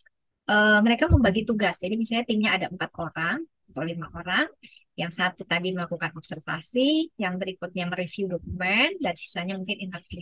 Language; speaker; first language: Indonesian; native; Indonesian